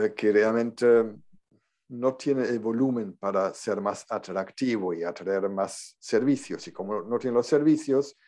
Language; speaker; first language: Spanish; non-native, fluent; German